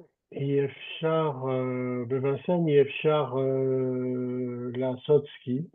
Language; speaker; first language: Hebrew; non-native, learner; French